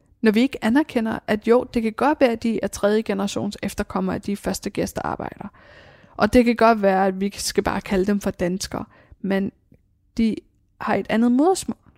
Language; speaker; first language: Danish; early bilingual, other home language; Persian